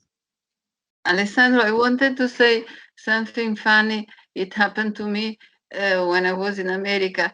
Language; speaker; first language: English; non-native, learner; Italian